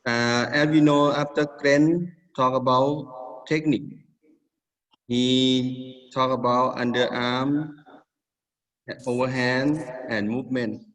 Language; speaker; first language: English; non-native, learner; Thai